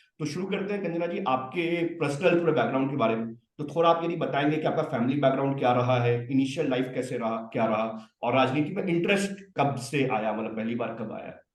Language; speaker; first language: Hindi; native; Hindi